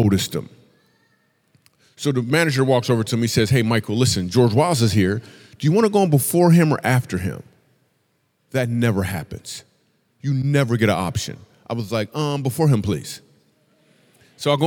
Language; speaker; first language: English; native; English